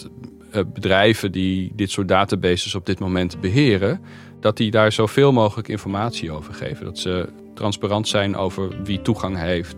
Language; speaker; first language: Dutch; native; Dutch